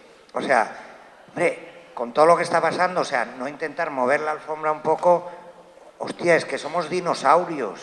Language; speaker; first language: Spanish; non-native, local second language; Catalan